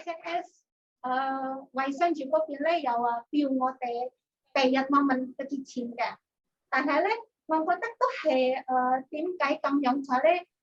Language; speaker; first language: Cantonese; non-native, learner; Indonesian